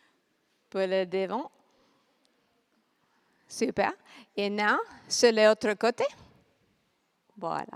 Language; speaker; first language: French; non-native, learner; English